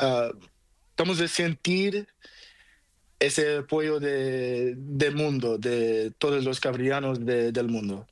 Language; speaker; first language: Spanish; non-native, learner; Portuguese